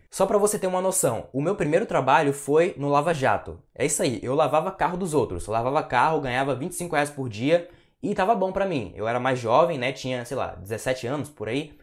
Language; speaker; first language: Portuguese; native; Portuguese